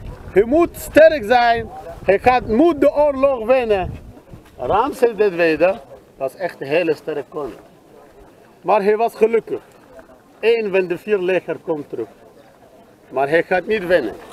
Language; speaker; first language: Dutch; non-native, learner; Arabic